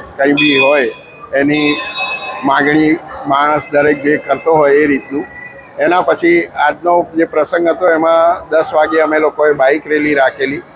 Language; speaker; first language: Gujarati; non-native, local second language; Sindhi